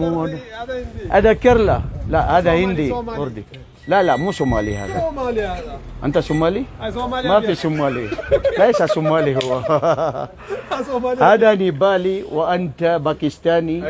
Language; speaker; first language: Arabic; non-native, learner; Maranao